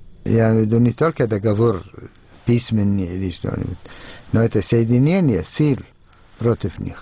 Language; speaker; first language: Russian; non-native, fluent; Arabic